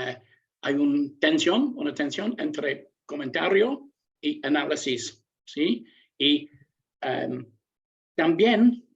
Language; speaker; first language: Spanish; non-native, learner; English